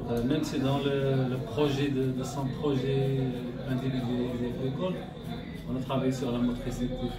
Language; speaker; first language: French; non-native, local second language; Arabic